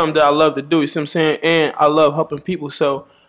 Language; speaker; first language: English; native; English